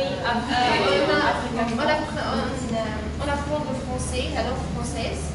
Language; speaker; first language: French; non-native, learner; Arabic